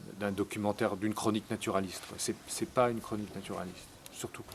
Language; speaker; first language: French; native; French